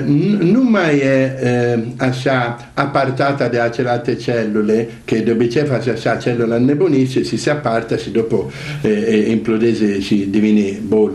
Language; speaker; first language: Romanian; non-native, learner; Italian